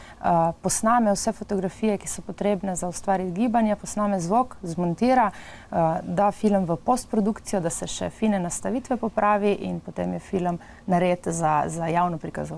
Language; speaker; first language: Slovenian; native; Slovenian